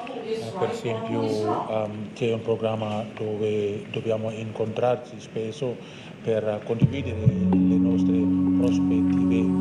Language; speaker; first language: Italian; non-native, learner; Indonesian